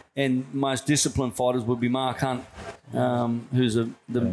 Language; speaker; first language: English; native; English